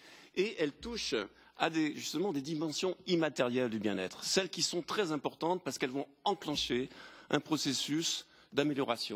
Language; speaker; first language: French; native; French